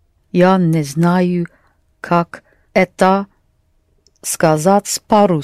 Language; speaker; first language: Russian; non-native, learner; English